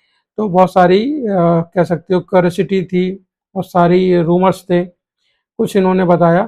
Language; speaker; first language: Hindi; native; Hindi